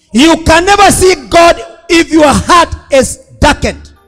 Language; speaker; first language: English; non-native, local second language; Swahili